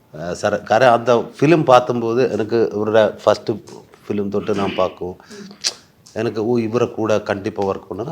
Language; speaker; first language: Tamil; non-native, learner; Malayalam